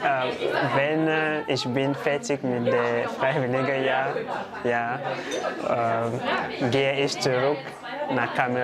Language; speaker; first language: German; non-native, learner; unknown